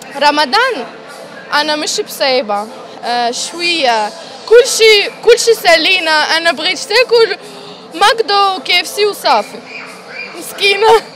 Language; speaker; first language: Arabic; non-native, learner; Russian